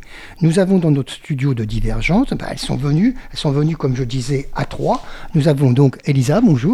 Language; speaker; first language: French; native; French